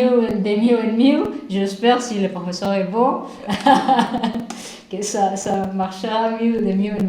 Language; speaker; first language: French; non-native, learner; Spanish